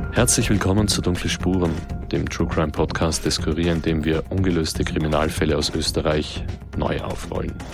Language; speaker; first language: German; native; German